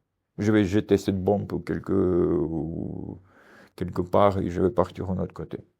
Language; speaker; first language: French; non-native, fluent; Russian